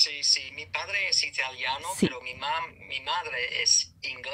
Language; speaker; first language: Spanish; non-native, fluent; English